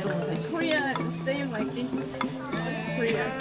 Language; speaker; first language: English; non-native, learner; Korean